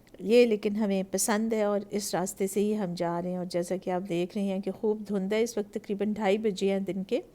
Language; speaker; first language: Urdu; native; Urdu